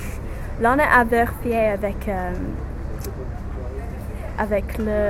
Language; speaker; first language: French; non-native, learner; English